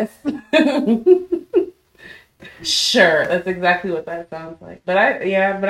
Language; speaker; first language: English; native; English